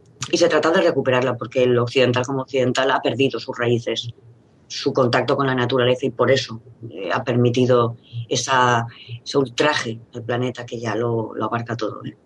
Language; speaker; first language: Spanish; native; Spanish